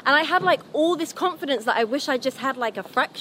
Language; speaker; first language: English; native; English